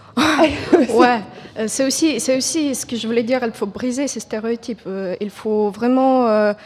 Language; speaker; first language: French; non-native, fluent; Ukrainian